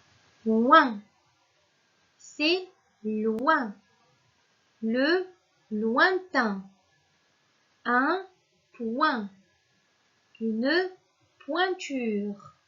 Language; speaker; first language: French; non-native, local second language; Arabic